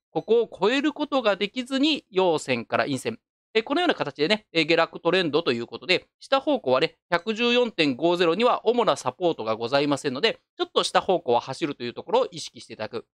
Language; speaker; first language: Japanese; native; Japanese